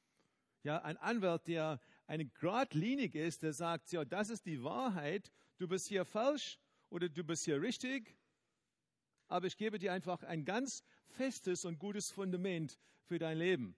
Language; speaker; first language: German; non-native, fluent; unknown